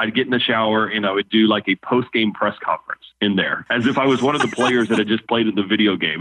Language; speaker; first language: English; native; English